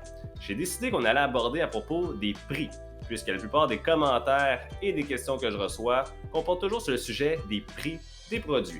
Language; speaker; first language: French; native; French